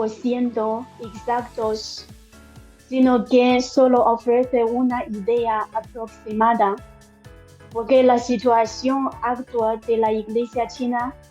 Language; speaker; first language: Spanish; non-native, learner; Chinese